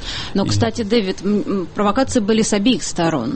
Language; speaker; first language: Russian; native; Russian